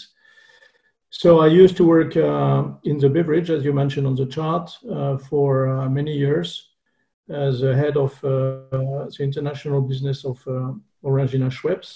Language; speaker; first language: English; non-native, fluent; French